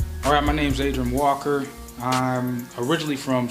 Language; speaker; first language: English; native; English